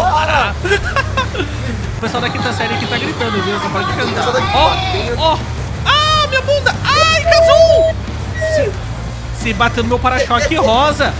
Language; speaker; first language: Portuguese; native; Portuguese